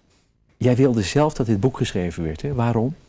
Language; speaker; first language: Dutch; native; Dutch